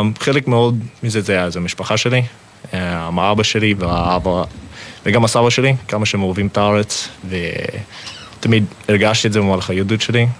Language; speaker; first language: Hebrew; non-native, fluent; English